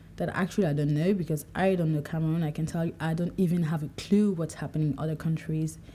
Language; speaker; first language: English; non-native, local second language; French